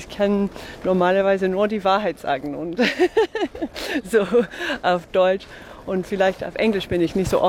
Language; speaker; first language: German; non-native, fluent; English